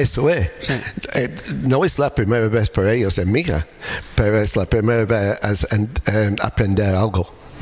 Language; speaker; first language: Spanish; non-native, learner; English